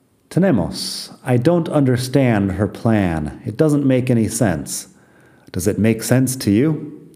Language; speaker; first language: English; native; English